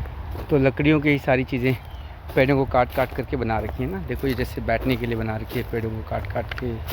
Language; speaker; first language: Hindi; native; Hindi